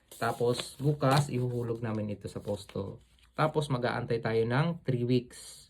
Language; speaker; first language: Filipino; native; Filipino